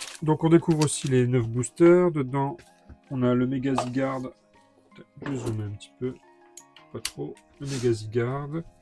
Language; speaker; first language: French; native; French